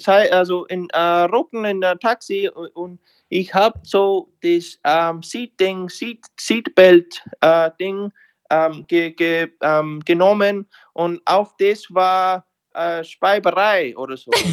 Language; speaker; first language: German; non-native, learner; English